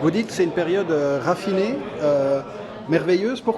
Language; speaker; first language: French; native; French